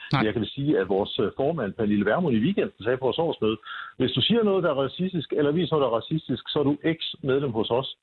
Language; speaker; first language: Danish; native; Danish